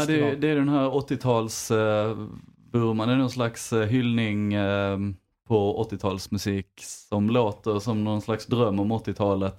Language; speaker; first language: Swedish; native; Swedish